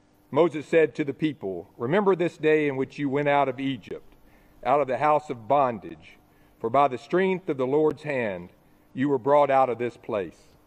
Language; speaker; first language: English; native; English